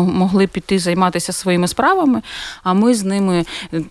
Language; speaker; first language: Ukrainian; native; Ukrainian